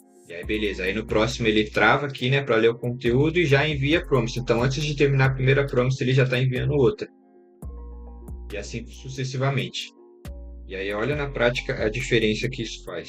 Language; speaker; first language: Portuguese; native; Portuguese